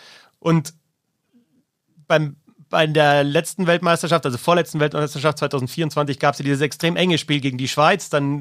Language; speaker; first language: German; native; German